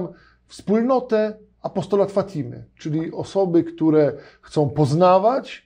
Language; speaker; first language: Polish; native; Polish